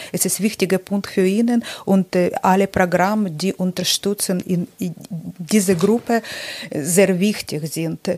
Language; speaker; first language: German; non-native, learner; Ukrainian